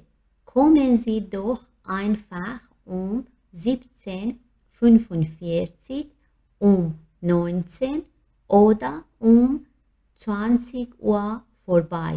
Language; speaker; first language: German; non-native, fluent; Persian